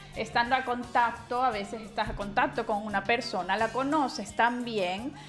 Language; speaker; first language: Spanish; native; Spanish